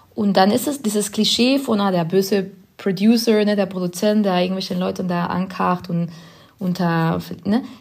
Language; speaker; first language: German; non-native, fluent; Spanish